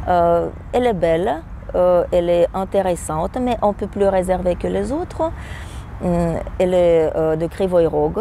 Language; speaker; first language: French; non-native, fluent; Russian